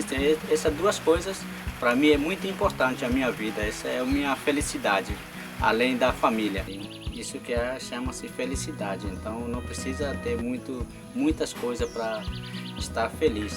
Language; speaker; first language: Portuguese; non-native, local second language; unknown